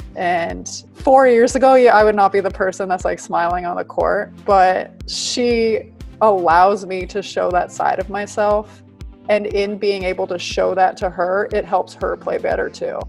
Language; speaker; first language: English; native; English